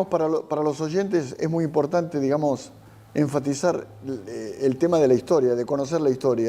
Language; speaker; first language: Spanish; native; Spanish